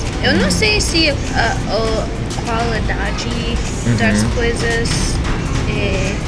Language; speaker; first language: Portuguese; non-native, learner; English